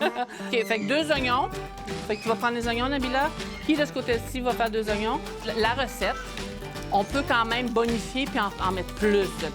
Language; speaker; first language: French; native; French